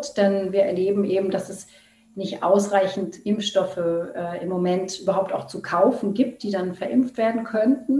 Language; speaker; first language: German; native; German